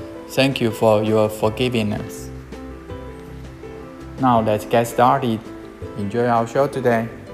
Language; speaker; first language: English; non-native, fluent; Chinese